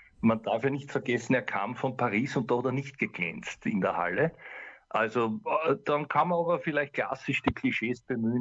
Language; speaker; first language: German; native; German